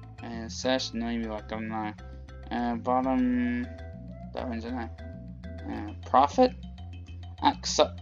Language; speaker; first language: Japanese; non-native, learner; English